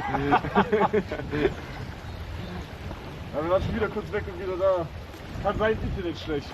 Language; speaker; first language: German; native; German